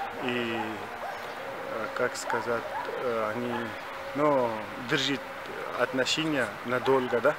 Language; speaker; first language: Russian; non-native, local second language; Kyrgyz